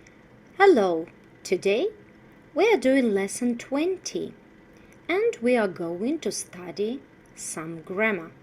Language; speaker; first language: English; non-native, fluent; Russian